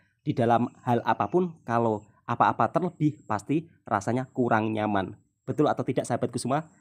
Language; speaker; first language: Indonesian; native; Indonesian